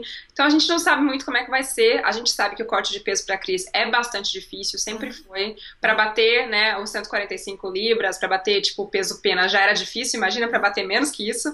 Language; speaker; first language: Portuguese; native; Portuguese